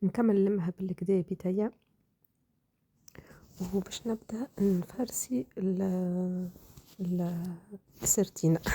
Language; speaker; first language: Arabic; native; Arabic